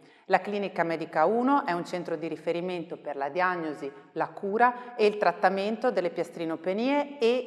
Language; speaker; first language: Italian; native; Italian